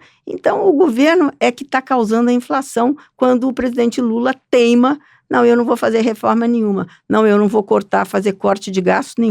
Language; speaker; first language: Portuguese; native; Portuguese